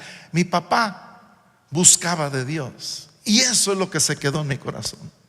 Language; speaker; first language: Spanish; non-native, local second language; English